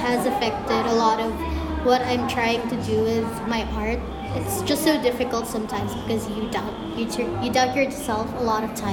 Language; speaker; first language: English; non-native, local second language; Filipino